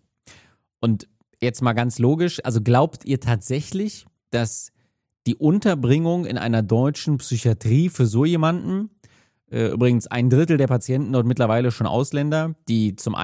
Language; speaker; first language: German; native; German